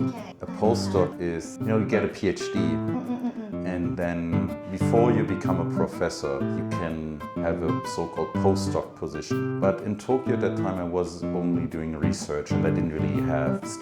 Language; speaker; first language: English; non-native, fluent; German